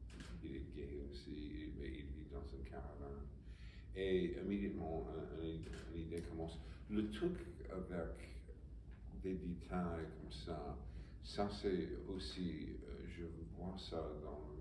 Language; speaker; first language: French; non-native, fluent; English